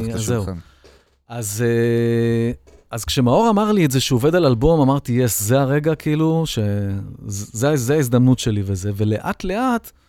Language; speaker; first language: Hebrew; native; Hebrew